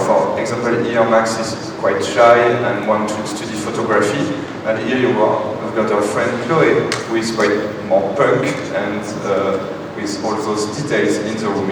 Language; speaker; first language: English; non-native, fluent; French